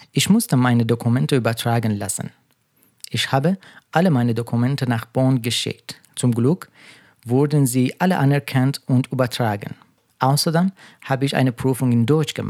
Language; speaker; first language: German; non-native, fluent; Persian